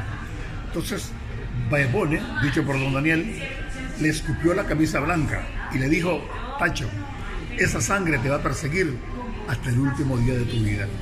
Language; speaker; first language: Spanish; native; Spanish